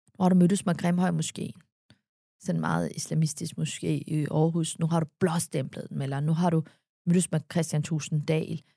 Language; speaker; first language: Danish; early bilingual, other home language; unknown